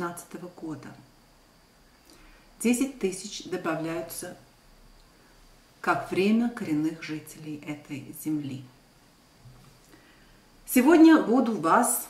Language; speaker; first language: Russian; non-native, local second language; Latvian